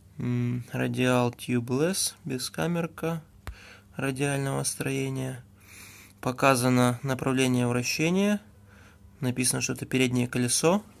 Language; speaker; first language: Russian; native; Russian